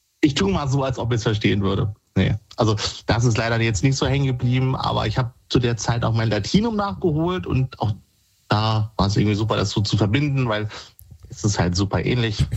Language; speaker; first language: German; native; German